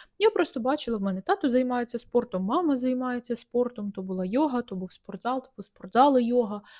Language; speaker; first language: Ukrainian; native; Ukrainian